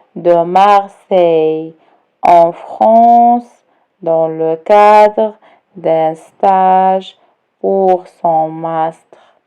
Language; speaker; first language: French; non-native, local second language; Arabic